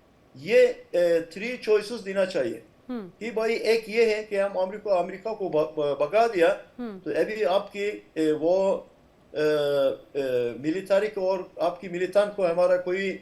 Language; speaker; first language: Hindi; non-native, fluent; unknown